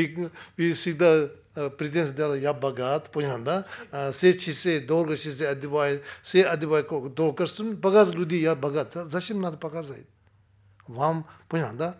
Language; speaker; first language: Russian; non-native, learner; Tibetan